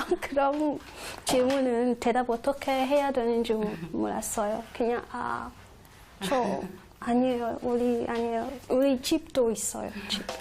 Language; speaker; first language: Korean; non-native, learner; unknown